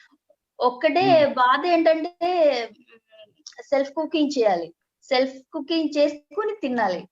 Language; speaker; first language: Telugu; non-native, learner; Malayalam